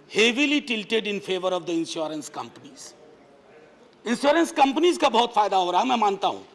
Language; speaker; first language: Hindi; native; Hindi